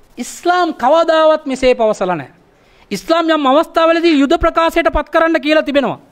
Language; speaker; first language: Sinhala; non-native, local second language; Tamil